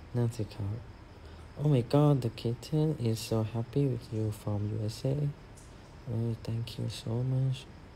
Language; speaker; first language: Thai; native; Thai